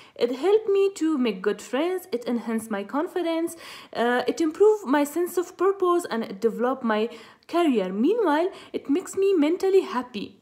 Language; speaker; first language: English; non-native, fluent; Pashto